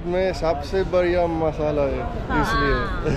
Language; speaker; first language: Hindi; non-native, fluent; Italian